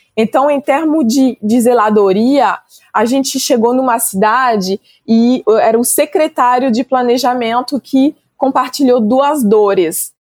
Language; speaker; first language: Portuguese; non-native, fluent; French